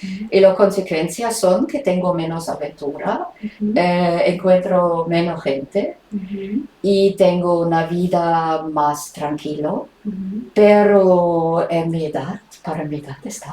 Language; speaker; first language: Spanish; non-native, fluent; German